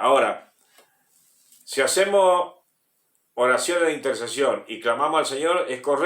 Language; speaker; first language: Spanish; native; Spanish